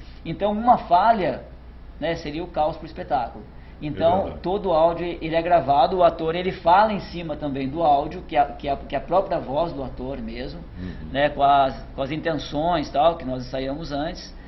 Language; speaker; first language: Portuguese; native; Portuguese